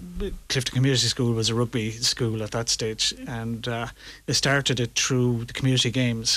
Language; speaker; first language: English; native; English